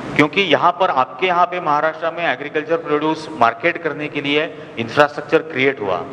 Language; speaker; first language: Hindi; non-native, local second language; Marathi